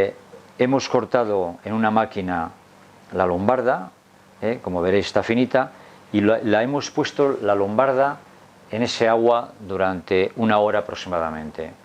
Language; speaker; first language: Spanish; native; Spanish